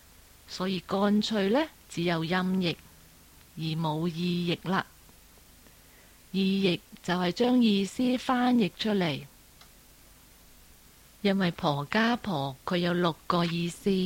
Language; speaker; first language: Cantonese; native; Cantonese